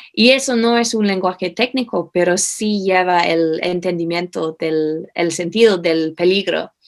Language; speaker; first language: Spanish; non-native, fluent; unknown